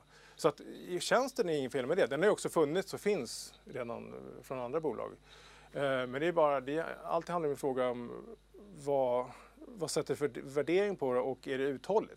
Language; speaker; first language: Swedish; native; Swedish